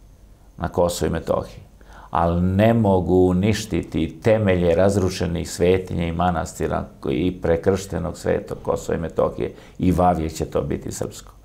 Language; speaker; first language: Croatian; native; Croatian